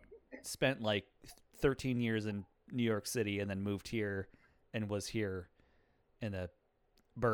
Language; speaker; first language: English; native; English